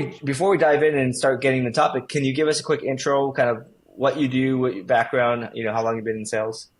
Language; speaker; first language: English; native; English